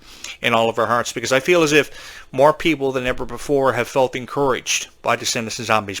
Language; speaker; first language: English; native; English